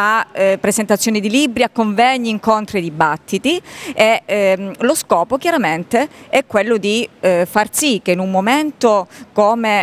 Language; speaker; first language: Italian; native; Italian